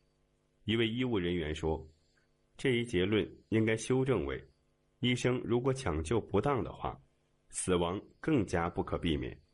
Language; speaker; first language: Chinese; native; Chinese